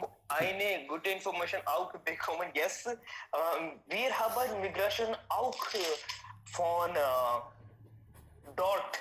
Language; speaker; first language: German; non-native, learner; Hindi